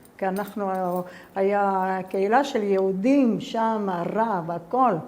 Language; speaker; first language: Hebrew; early bilingual, other home language; Spanish